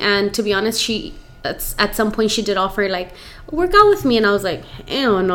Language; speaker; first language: English; early bilingual, other home language; Spanish